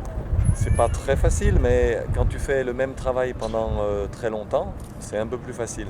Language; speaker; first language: French; native; French